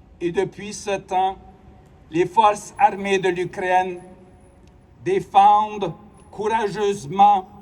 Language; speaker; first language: French; non-native, local second language; Ukrainian